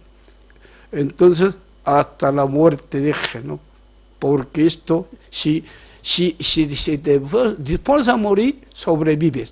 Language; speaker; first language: Spanish; non-native, fluent; Korean